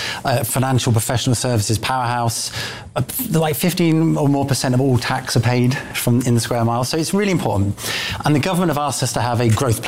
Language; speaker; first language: English; native; English